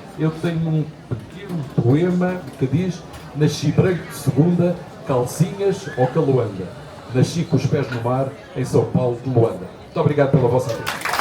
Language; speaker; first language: Portuguese; native; Portuguese